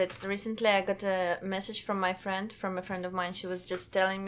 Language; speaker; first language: English; non-native, fluent; Russian